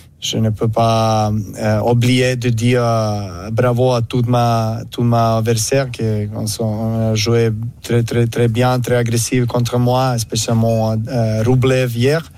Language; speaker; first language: French; non-native, learner; Serbian